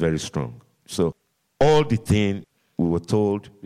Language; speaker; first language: English; non-native, local second language; Yoruba